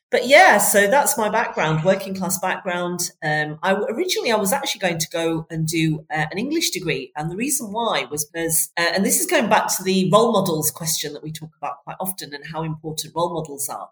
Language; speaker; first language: English; native; English